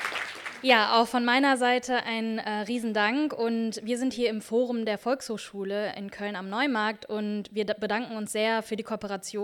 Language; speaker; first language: German; native; German